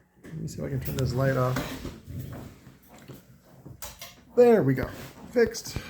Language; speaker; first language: English; native; English